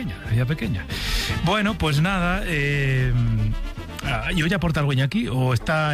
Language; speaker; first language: Spanish; native; Spanish